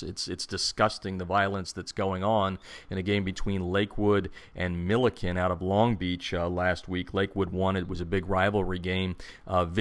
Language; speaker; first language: English; native; English